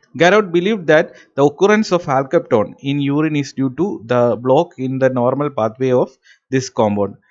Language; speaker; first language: English; non-native, local second language; Malayalam